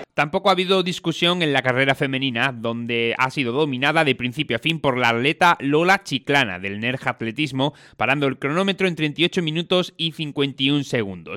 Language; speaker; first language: Spanish; native; Spanish